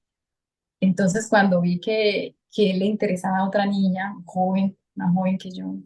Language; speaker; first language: Spanish; native; Spanish